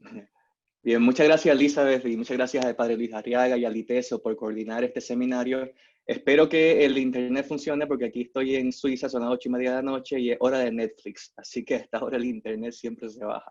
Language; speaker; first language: Spanish; native; Spanish